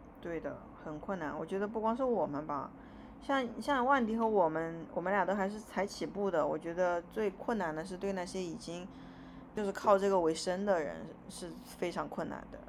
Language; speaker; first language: Chinese; native; Chinese